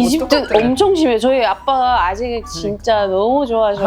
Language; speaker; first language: Korean; non-native, fluent; Arabic